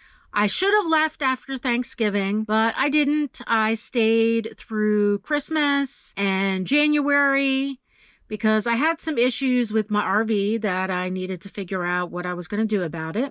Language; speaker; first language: English; native; English